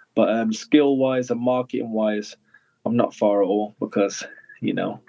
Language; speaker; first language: English; native; English